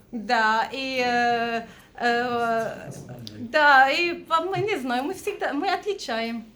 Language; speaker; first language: Russian; non-native, fluent; Arabic